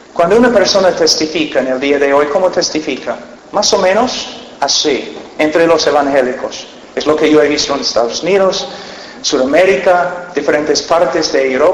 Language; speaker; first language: Spanish; non-native, fluent; English